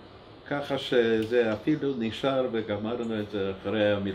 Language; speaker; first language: Hebrew; non-native, fluent; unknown